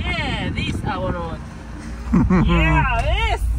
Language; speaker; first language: English; non-native, learner; Russian